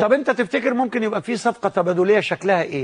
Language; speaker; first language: Arabic; native; Arabic